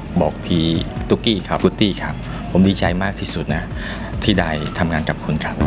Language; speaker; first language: Thai; non-native, learner; Khmer